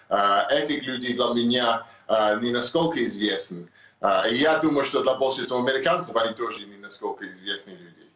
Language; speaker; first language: Russian; non-native, fluent; English